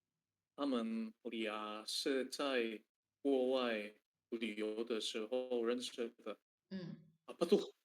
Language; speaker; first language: Chinese; non-native, learner; Indonesian